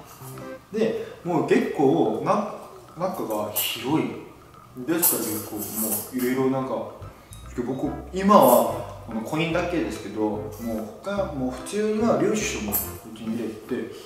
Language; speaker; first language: Japanese; non-native, learner; Korean